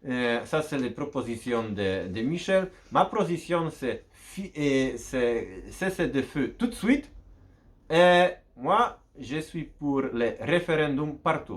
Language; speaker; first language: French; non-native, fluent; Polish